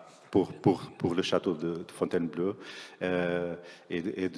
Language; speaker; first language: French; non-native, fluent; Portuguese